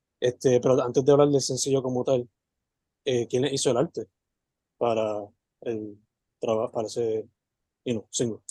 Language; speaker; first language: Spanish; native; Spanish